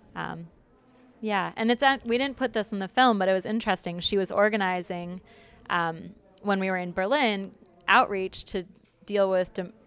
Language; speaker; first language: English; native; English